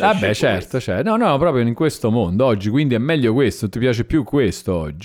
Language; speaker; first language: Italian; native; Italian